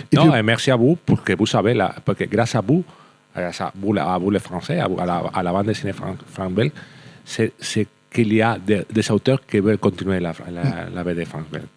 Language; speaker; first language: French; non-native, learner; Spanish